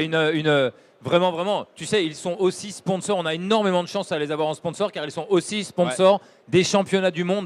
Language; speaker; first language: French; native; French